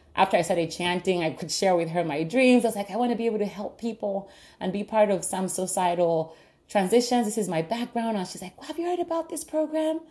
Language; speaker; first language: English; non-native, local second language; Ganda